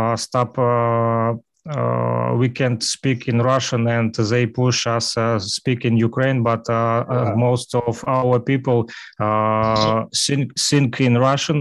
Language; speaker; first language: English; non-native, learner; Russian